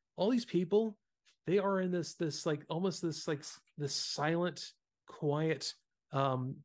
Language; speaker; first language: English; native; English